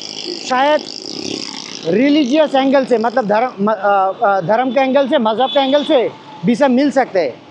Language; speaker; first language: Hindi; non-native, learner; Bangla